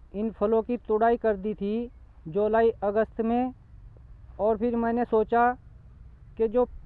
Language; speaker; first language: Hindi; native; Hindi